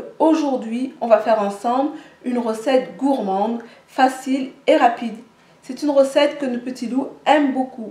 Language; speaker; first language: French; native; French